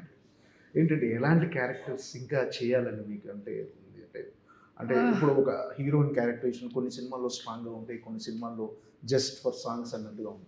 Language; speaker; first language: Telugu; native; Telugu